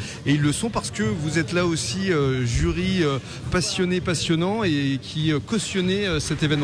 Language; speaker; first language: French; native; French